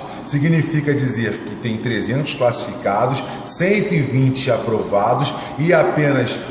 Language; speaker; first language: Portuguese; native; Portuguese